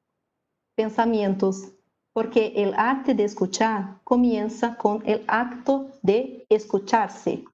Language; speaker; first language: Spanish; non-native, learner; Portuguese